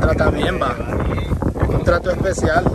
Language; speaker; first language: Spanish; native; Spanish